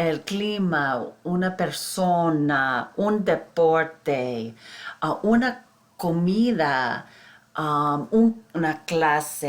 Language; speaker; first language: Spanish; non-native, fluent; English